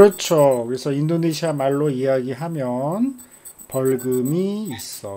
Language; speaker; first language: Korean; native; Korean